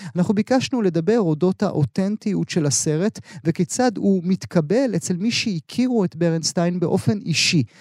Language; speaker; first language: Hebrew; native; Hebrew